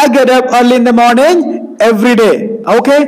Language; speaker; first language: English; non-native, local second language; Hindi